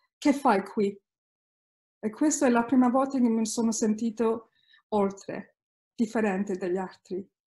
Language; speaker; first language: Italian; early bilingual, heritage; Italian